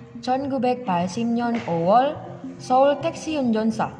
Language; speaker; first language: Korean; non-native, learner; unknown